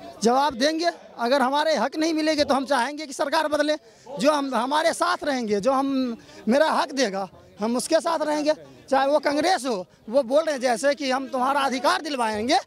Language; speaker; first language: Hindi; native; Hindi